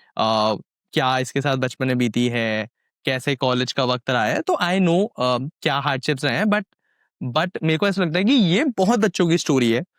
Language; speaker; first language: Hindi; native; Hindi